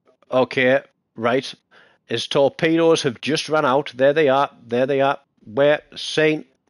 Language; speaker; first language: English; native; English